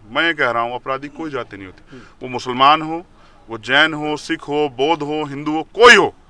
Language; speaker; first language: Hindi; native; Hindi